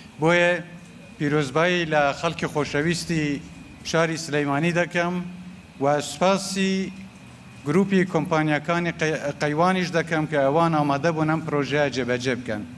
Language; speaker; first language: Central Kurdish; non-native, local second language; Kurdish